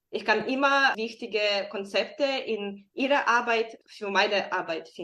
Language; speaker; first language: German; non-native, fluent; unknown